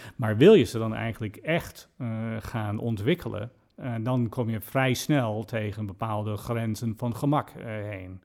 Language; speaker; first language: Dutch; non-native, fluent; English